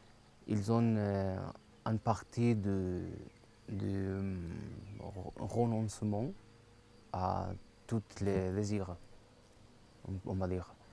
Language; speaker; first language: French; non-native, learner; Spanish